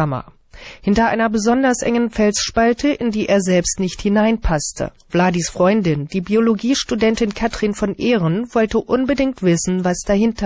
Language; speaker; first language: German; native; German